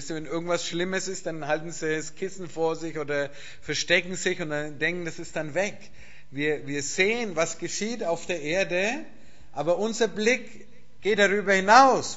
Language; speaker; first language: German; native; German